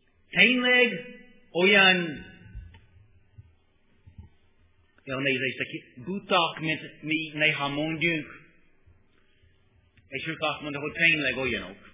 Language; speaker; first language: Hungarian; non-native, learner; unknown